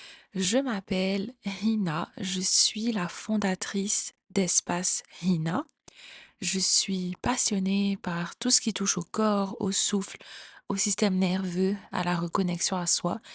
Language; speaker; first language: French; native; French